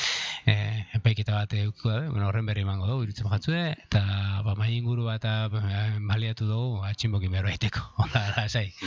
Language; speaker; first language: Basque; native; Basque